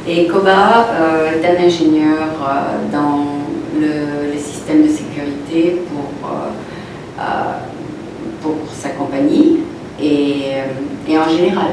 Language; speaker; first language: French; non-native, local second language; Arabic